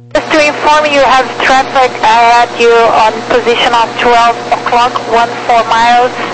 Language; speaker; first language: English; non-native, learner; Portuguese